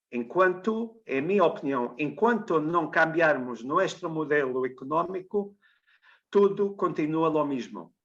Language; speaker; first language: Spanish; non-native, learner; Portuguese